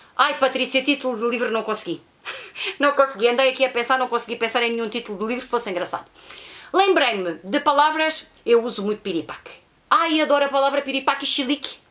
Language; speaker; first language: Portuguese; native; Portuguese